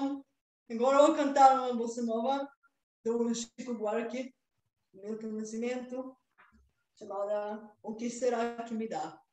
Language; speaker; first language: Portuguese; non-native, fluent; Bulgarian